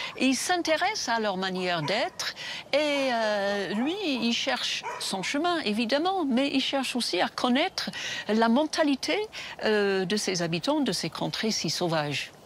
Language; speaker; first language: French; non-native, fluent; English